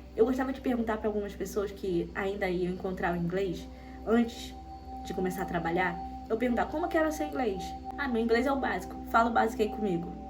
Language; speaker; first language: Portuguese; native; Portuguese